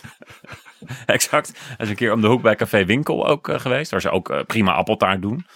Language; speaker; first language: Dutch; native; Dutch